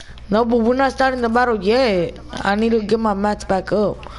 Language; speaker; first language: English; early bilingual, other home language; Spanish